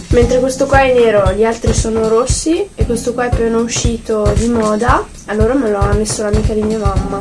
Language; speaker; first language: Italian; early bilingual, other home language; Arabic